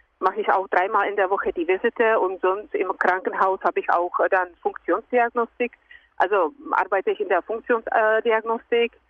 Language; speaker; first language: German; non-native, fluent; Czech